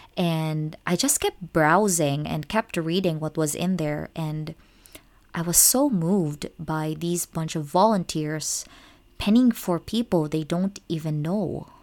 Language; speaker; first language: English; non-native, local second language; Cebuano